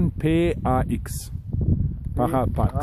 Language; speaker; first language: German; non-native, fluent; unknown